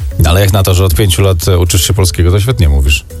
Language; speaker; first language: Polish; native; Polish